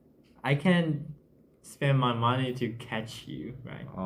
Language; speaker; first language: English; non-native, learner; Chinese